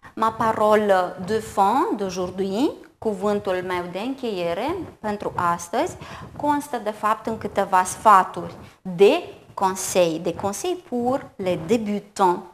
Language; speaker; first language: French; non-native, fluent; Romanian